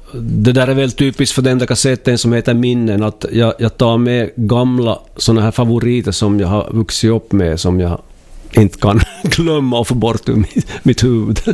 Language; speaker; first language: Swedish; native; Swedish